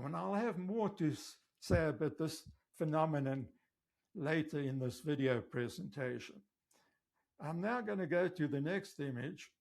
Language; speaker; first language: English; native; English